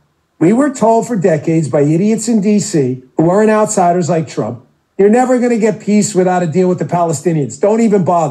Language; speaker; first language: English; native; English